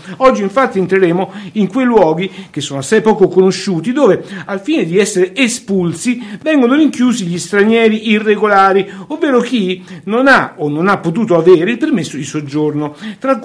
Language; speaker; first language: Italian; native; Italian